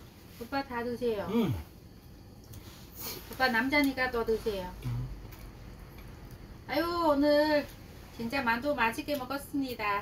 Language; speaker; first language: Korean; non-native, learner; Vietnamese